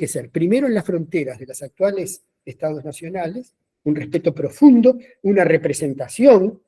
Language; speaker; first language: Spanish; native; Spanish